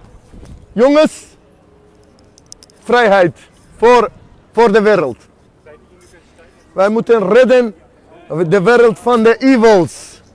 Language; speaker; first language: Dutch; non-native, fluent; Azerbaijani